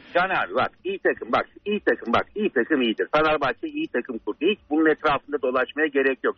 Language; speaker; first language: Turkish; native; Turkish